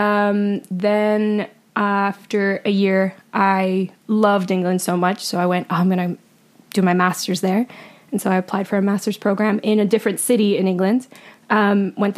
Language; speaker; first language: English; early bilingual, other home language; Spanish